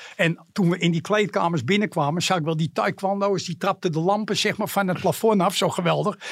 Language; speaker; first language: Dutch; native; Dutch